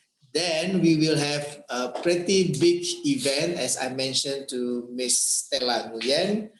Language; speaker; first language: English; non-native, fluent; Indonesian